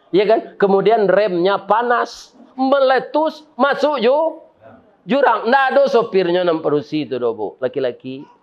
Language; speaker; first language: Malay; non-native, local second language; Minangkabau